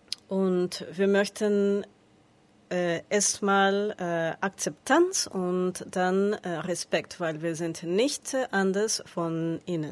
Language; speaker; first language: German; non-native, learner; Spanish